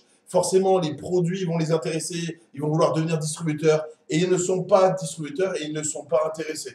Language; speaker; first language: French; native; French